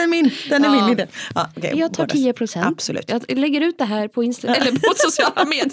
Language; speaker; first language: Swedish; native; Swedish